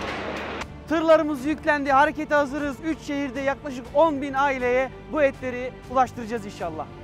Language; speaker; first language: Turkish; native; Turkish